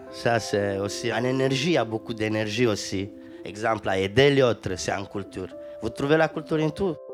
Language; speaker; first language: French; non-native, learner; Romanian